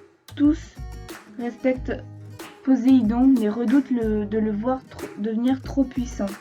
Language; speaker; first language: French; native; French